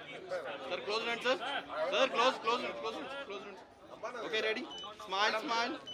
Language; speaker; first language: Telugu; native; Telugu